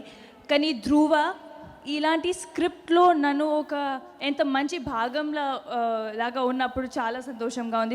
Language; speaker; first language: Telugu; non-native, learner; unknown